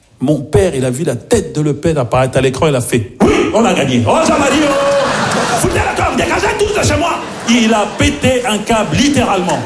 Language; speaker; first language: French; early bilingual, other home language; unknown